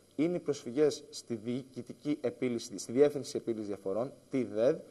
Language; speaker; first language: Greek; native; Greek